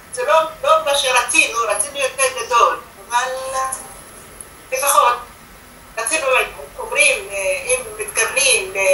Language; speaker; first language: Hebrew; non-native, fluent; Arabic